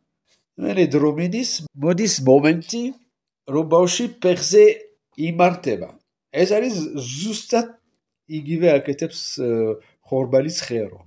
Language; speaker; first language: Georgian; non-native, learner; French